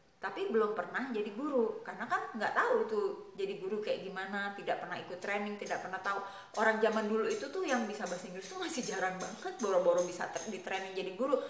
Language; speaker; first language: Indonesian; native; Indonesian